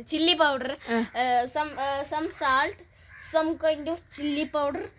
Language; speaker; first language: English; non-native, learner; Malayalam